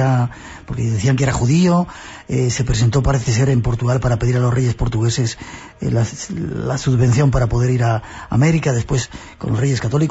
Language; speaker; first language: Spanish; native; Spanish